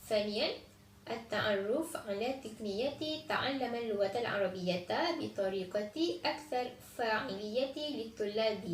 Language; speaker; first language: Arabic; non-native, learner; Malay